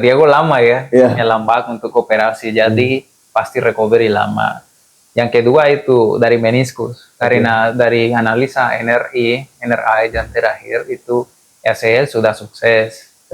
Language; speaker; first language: Indonesian; non-native, fluent; Spanish